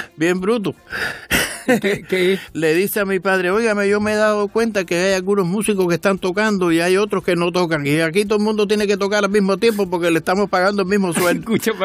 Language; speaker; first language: Spanish; native; Spanish